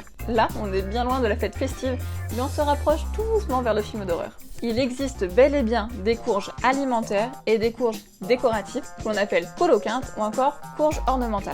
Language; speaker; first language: French; native; French